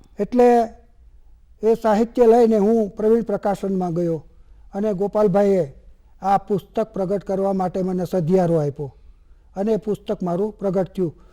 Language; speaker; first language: Gujarati; native; Gujarati